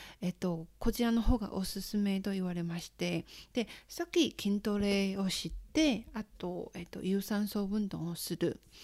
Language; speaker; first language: Japanese; non-native, fluent; Chinese